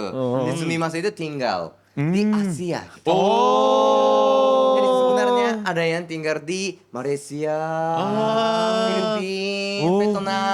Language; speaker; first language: Indonesian; non-native, learner; Japanese